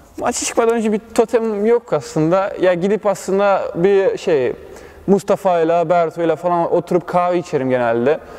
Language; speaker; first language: Turkish; early bilingual, other home language; Bosnian